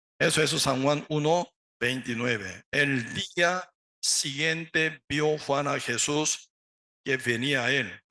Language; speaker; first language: Spanish; non-native, learner; Korean